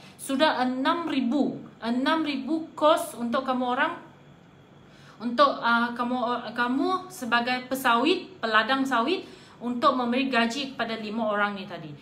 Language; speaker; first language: Malay; non-native, local second language; Iban